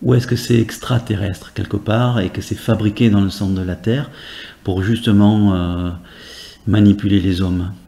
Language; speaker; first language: French; native; French